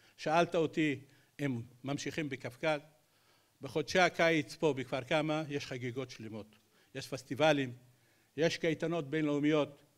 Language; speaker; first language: Hebrew; non-native, local second language; Adyghe